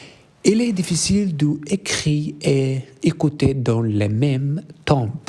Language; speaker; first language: French; non-native, learner; Arabic